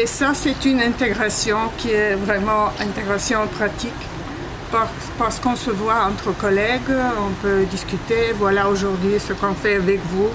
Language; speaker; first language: French; non-native, fluent; Bulgarian